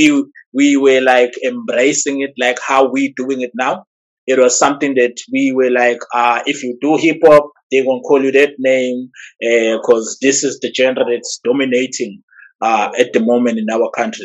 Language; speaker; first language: English; non-native, local second language; Zulu